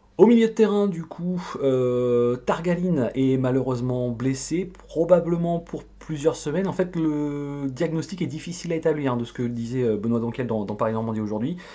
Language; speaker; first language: French; native; French